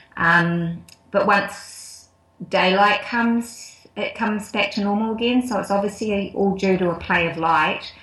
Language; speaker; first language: English; native; English